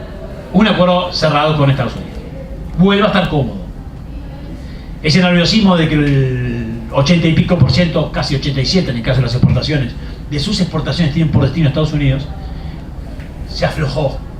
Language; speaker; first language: Spanish; native; Spanish